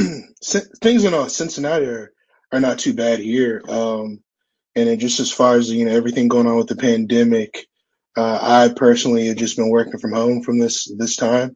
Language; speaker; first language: English; native; English